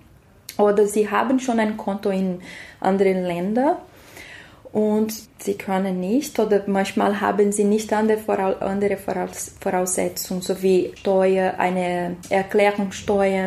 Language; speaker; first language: German; non-native, learner; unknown